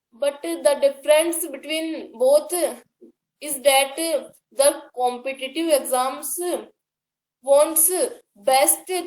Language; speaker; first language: English; non-native, learner; Hindi